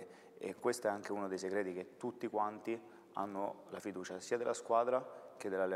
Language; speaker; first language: Italian; native; Italian